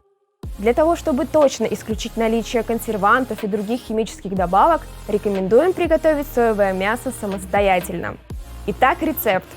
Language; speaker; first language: Russian; native; Russian